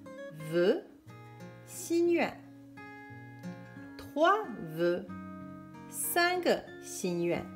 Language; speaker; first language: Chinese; early bilingual, heritage; Chinese